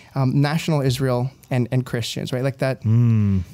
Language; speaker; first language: English; early bilingual, other home language; Spanish